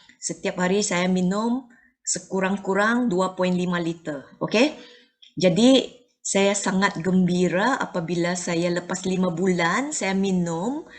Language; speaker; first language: Malay; non-native, local second language; Chinese